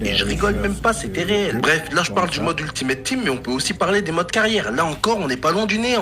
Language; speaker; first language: French; native; French